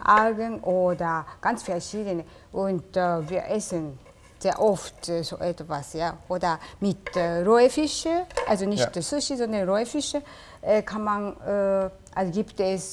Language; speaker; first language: German; non-native, learner; Japanese